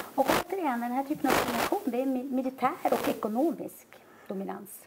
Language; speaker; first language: Swedish; native; Swedish